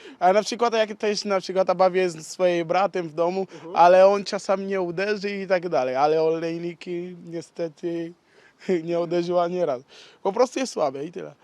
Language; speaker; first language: Polish; non-native, learner; Portuguese